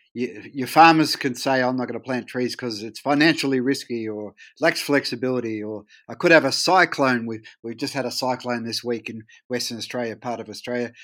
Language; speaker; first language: English; native; English